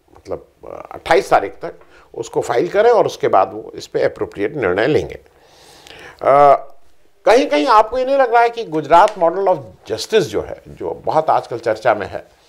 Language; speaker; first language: Hindi; native; Hindi